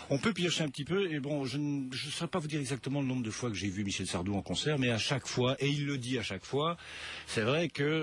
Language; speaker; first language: French; native; French